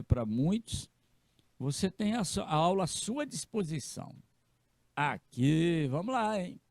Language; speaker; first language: Portuguese; native; Portuguese